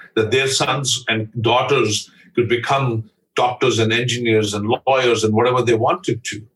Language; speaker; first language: English; non-native, local second language; Punjabi